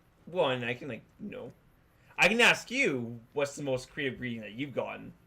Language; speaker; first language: English; native; English